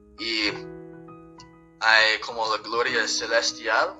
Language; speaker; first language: Spanish; non-native, fluent; English